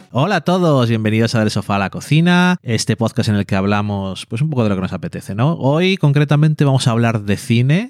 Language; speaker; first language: Spanish; native; Spanish